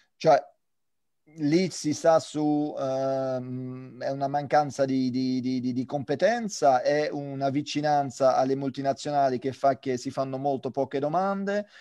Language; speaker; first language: Italian; non-native, fluent; French